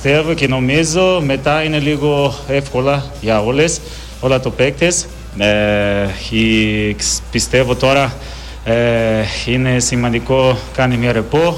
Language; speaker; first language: Greek; non-native, learner; Portuguese